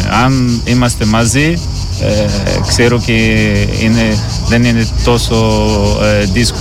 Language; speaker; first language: Greek; non-native, learner; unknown